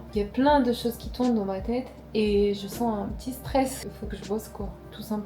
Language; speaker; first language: French; non-native, fluent; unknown